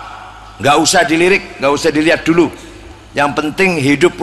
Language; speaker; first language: Indonesian; native; Indonesian